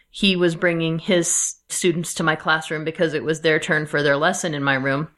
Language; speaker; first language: English; native; English